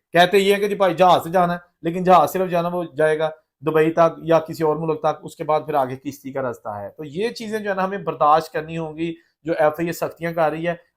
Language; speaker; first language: Urdu; native; Urdu